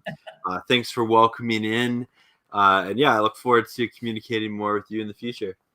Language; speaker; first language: English; native; English